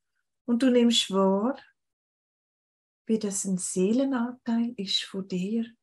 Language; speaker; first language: German; native; German